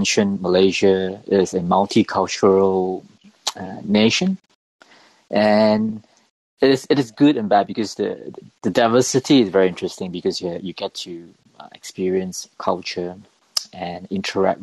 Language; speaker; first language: English; non-native, local second language; Cantonese